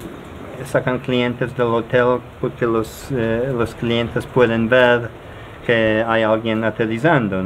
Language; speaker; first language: Spanish; non-native, learner; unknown